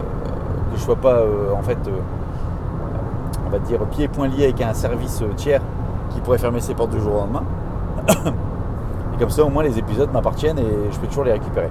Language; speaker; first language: French; native; French